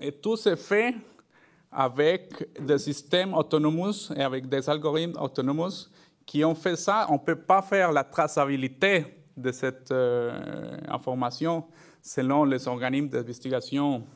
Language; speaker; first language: French; non-native, fluent; Spanish